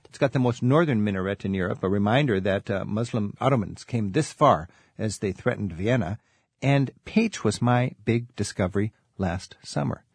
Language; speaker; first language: English; native; English